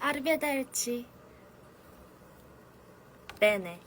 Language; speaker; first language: Italian; non-native, learner; Korean